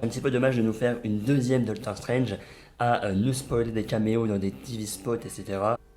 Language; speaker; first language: French; native; French